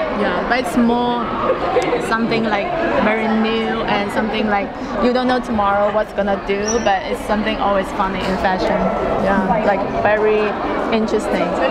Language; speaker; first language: English; non-native, fluent; Cantonese